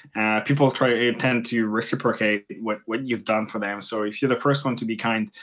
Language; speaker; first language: English; non-native, fluent; French